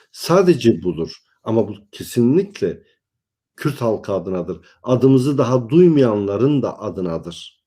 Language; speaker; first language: Turkish; non-native, local second language; Kurdish